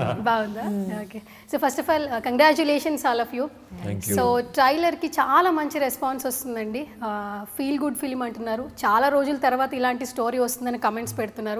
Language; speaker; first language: Telugu; native; Telugu